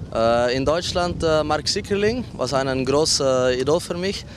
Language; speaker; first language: German; non-native, learner; Dutch